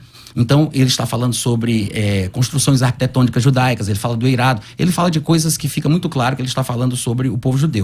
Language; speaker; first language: Portuguese; native; Portuguese